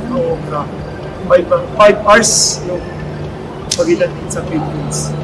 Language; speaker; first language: Filipino; native; Filipino